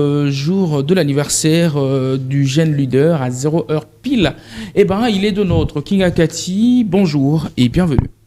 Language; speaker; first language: French; non-native, local second language; Lingala